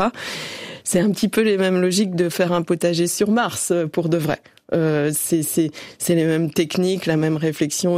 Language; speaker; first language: French; native; French